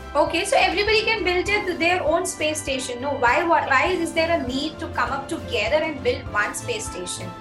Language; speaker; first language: English; non-native, local second language; Hindi